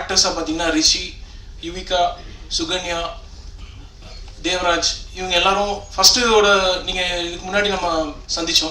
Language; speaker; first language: Tamil; native; Tamil